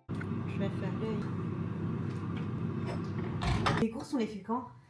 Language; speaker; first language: French; native; French